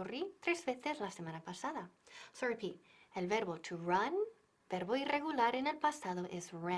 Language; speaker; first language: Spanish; non-native, fluent; English